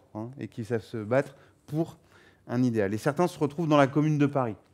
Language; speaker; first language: French; native; French